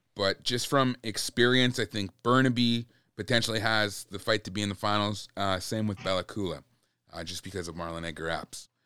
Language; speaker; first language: English; native; English